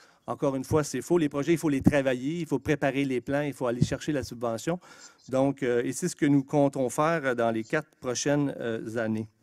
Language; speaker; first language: French; native; French